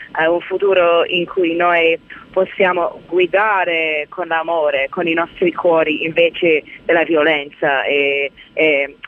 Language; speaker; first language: Italian; early bilingual, heritage; Italian